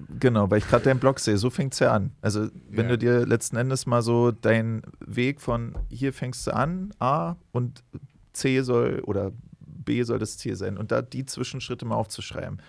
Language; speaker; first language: German; native; German